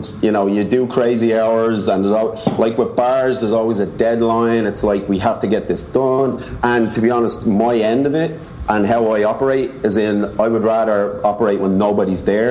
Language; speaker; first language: English; native; English